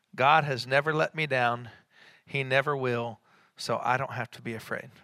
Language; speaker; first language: English; native; English